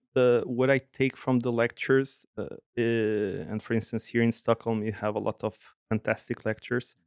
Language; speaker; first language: English; non-native, fluent; Portuguese